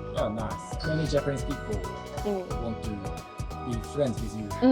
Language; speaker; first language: English; non-native, fluent; Japanese